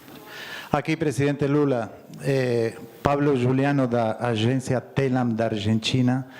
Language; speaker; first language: Portuguese; non-native, fluent; Spanish